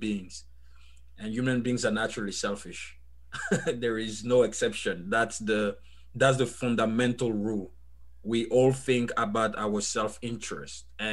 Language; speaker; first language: English; non-native, fluent; French